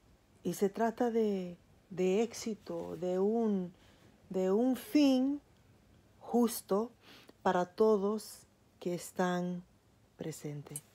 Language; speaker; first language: Spanish; early bilingual, heritage; Spanish